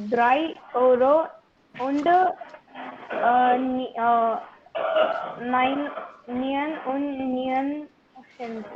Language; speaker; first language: German; non-native, learner; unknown